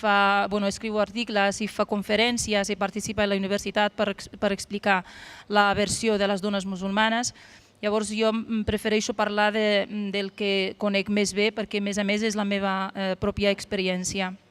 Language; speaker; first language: Catalan; non-native, fluent; Arabic